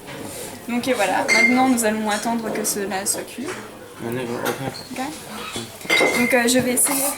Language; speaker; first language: French; non-native, fluent; Chinese